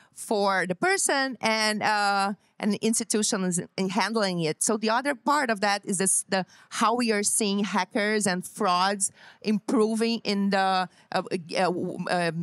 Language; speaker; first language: English; non-native, fluent; Portuguese